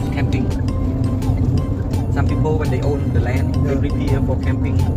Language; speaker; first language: English; non-native, fluent; Khmer